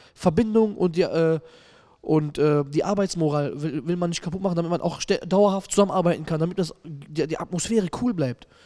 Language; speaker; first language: German; native; German